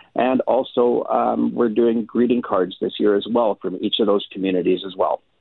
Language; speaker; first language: English; native; English